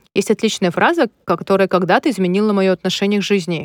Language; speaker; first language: Russian; native; Russian